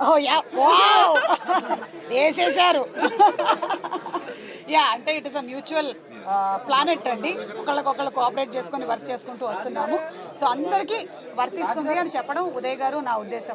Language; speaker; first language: Telugu; native; Telugu